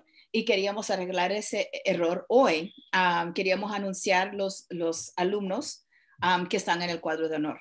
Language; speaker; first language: Spanish; early bilingual, other home language; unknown